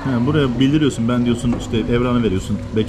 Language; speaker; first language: Turkish; native; Turkish